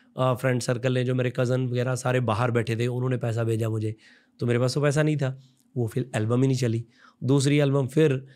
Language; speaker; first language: Hindi; non-native, local second language; Punjabi